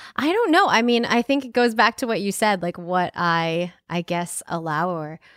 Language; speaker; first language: English; native; English